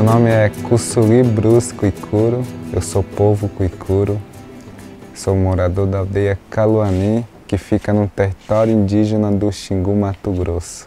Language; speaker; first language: Portuguese; non-native, local second language; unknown